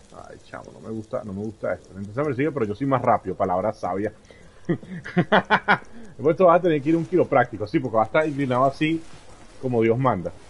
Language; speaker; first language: Spanish; native; Spanish